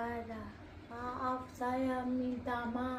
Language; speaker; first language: Indonesian; non-native, learner; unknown